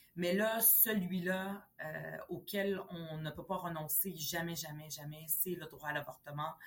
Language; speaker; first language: French; early bilingual, other home language; Arabic